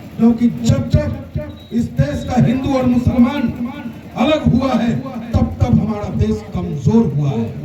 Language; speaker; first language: Hindi; native; Hindi